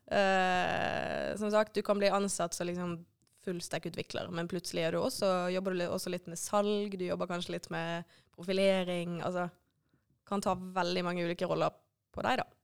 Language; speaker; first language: Norwegian; native; Norwegian